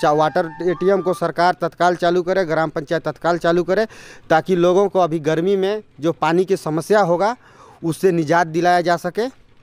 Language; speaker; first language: Hindi; native; Hindi